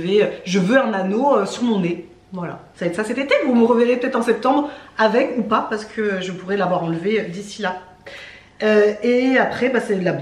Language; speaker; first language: French; native; French